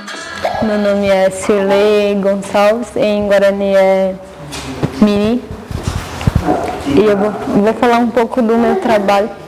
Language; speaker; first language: Portuguese; non-native, local second language; Guarani